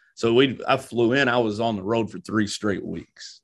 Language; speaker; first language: English; native; English